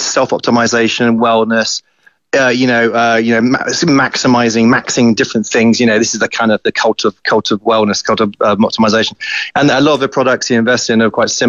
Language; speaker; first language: English; native; English